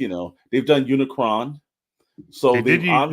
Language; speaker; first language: English; native; English